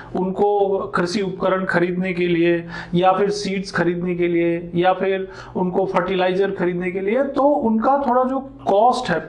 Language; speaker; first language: Hindi; native; Hindi